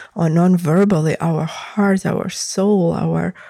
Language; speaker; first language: English; non-native, fluent; Russian